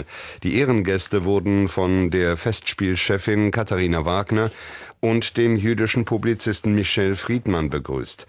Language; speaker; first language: German; native; German